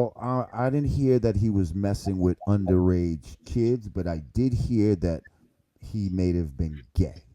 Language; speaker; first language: English; native; English